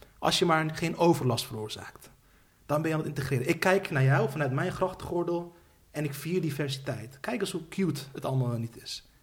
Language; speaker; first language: Dutch; early bilingual, other home language; Turkish